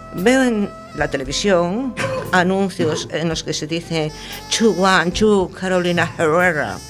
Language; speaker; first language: Spanish; non-native, local second language; Galician